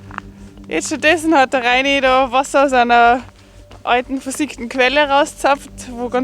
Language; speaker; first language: German; native; German